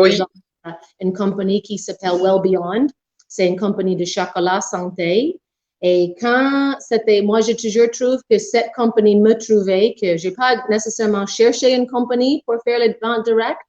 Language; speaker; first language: French; non-native, local second language; English